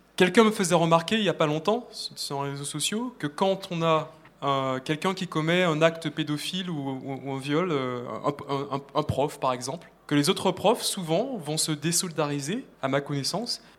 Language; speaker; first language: French; native; French